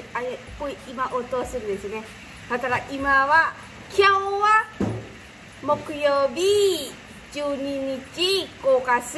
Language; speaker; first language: Japanese; non-native, learner; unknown